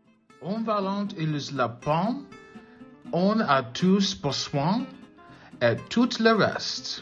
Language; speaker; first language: French; non-native, learner; English